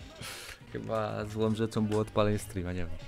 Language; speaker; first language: Polish; native; Polish